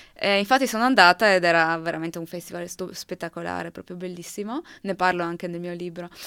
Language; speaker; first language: Italian; non-native, local second language; Slovenian